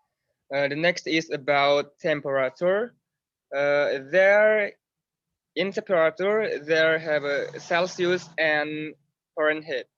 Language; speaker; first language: English; non-native, learner; Indonesian